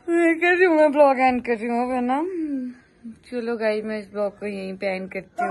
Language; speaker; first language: Hindi; native; Hindi